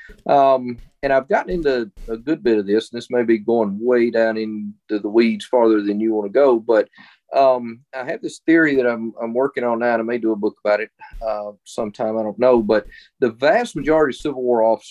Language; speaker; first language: English; native; English